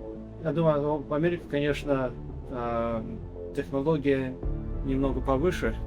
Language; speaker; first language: Russian; early bilingual, heritage; English